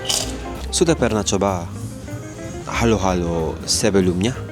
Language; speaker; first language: Indonesian; non-native, learner; Filipino